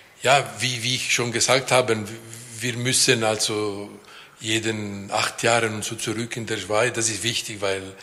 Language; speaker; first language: German; non-native, local second language; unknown